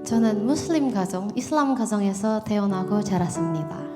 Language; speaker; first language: Korean; non-native, learner; Indonesian